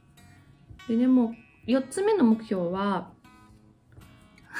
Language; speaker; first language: Japanese; native; Japanese